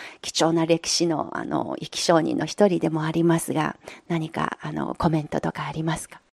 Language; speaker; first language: Japanese; non-native, fluent; Chinese